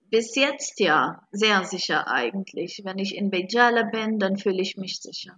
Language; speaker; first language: German; non-native, fluent; Arabic